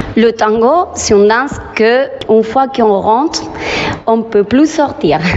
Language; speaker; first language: French; non-native, fluent; Spanish